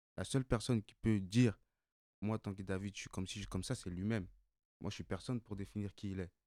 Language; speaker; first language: French; non-native, local second language; Bambara